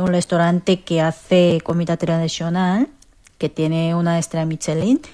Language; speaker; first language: Spanish; non-native, learner; Korean